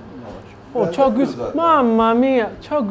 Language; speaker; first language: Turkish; non-native, learner; Italian